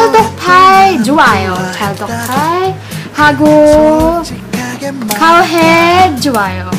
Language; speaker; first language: Korean; non-native, learner; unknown